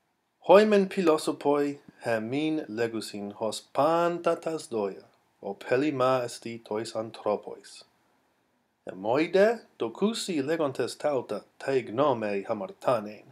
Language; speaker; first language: Greek; non-native, fluent; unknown